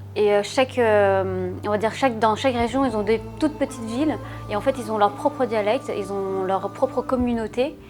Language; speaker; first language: French; early bilingual, other home language; Wu Chinese